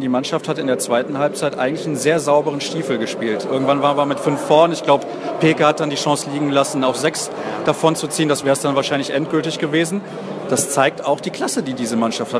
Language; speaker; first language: German; native; German